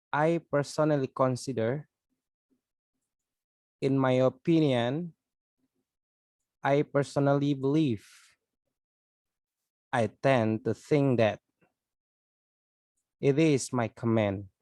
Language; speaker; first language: English; non-native, learner; Indonesian